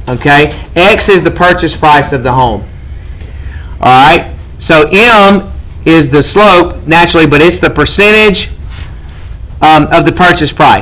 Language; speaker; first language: English; native; English